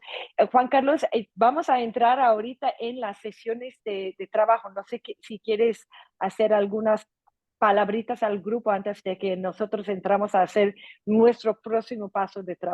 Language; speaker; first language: Spanish; non-native, fluent; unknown